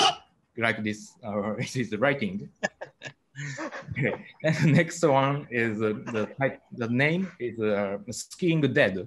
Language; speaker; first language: English; non-native, learner; Japanese